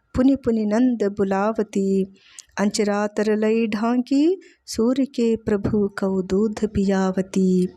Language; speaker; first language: Hindi; non-native, local second language; Telugu